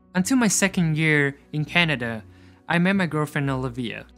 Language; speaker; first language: English; non-native, fluent; Chinese